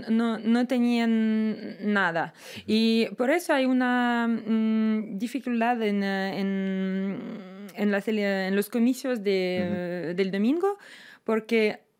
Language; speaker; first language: Spanish; non-native, fluent; Russian